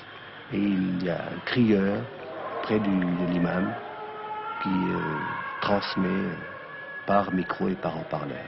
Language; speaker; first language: French; non-native, local second language; Arabic